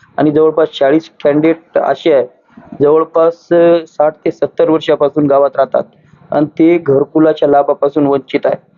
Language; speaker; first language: Marathi; non-native, local second language; Lambadi